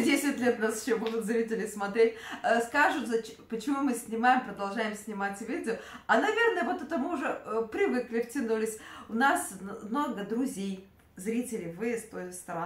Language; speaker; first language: Russian; native; Russian